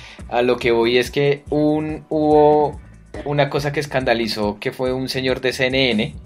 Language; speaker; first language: Spanish; native; Spanish